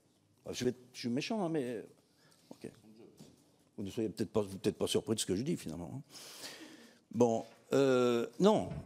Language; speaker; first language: French; native; French